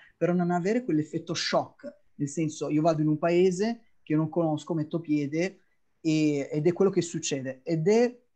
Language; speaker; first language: Italian; native; Italian